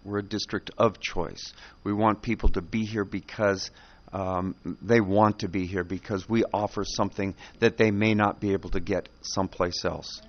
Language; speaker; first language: English; native; English